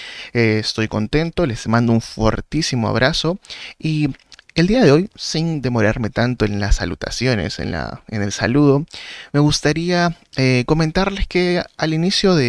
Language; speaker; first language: Spanish; native; Spanish